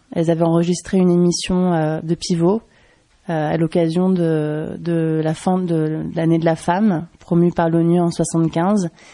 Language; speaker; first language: French; native; French